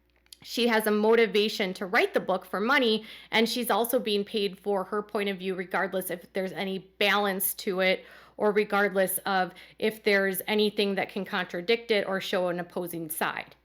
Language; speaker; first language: English; native; English